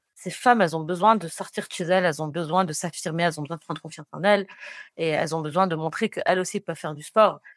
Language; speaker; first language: French; non-native, local second language; Arabic